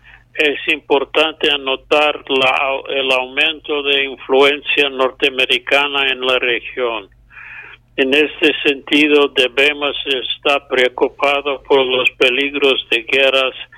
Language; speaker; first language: Spanish; non-native, fluent; English